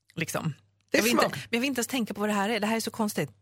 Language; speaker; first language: Swedish; native; Swedish